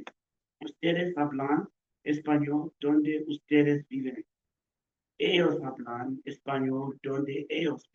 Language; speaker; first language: Spanish; non-native, learner; English